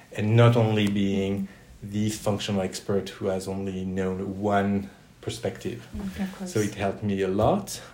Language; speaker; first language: English; non-native, fluent; French